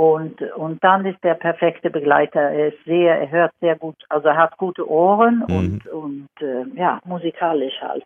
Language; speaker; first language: German; non-native, fluent; Swedish